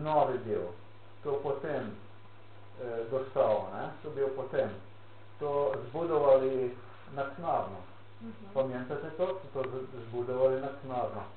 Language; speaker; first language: Polish; non-native, learner; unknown